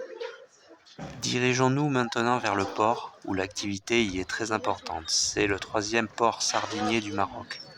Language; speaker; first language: French; native; French